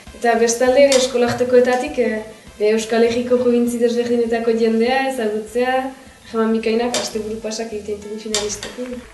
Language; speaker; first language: Basque; native; Basque